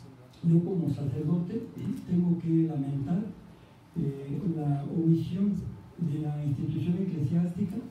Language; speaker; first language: Spanish; native; Spanish